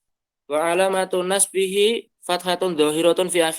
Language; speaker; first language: Arabic; non-native, learner; Indonesian